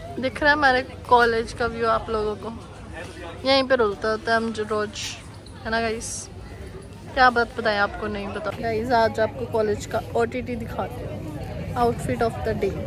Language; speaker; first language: Hindi; non-native, local second language; Punjabi